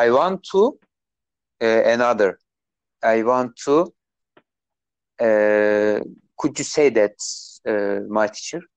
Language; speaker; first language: English; non-native, learner; Turkish